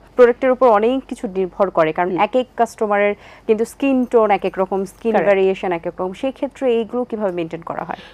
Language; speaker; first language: Bangla; native; Bangla